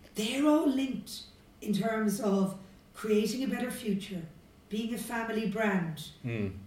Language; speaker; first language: English; native; English